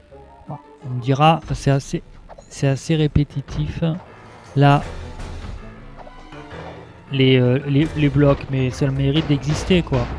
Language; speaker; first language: French; native; French